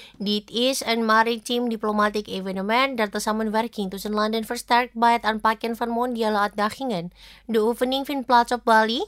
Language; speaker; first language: Dutch; non-native, fluent; Indonesian